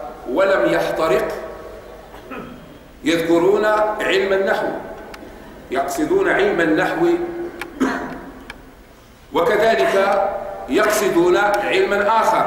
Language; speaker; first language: Arabic; native; Arabic